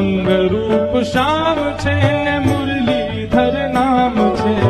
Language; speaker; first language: Hindi; native; Hindi